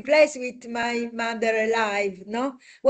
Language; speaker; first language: English; non-native, fluent; Italian